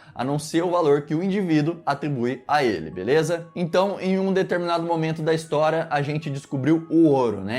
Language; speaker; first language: Portuguese; native; Portuguese